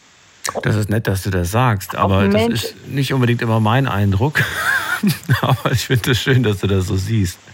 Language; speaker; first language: German; native; German